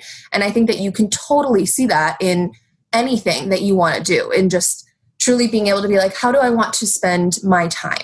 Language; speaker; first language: English; native; English